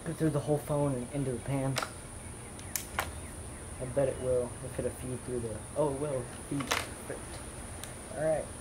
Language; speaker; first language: English; native; English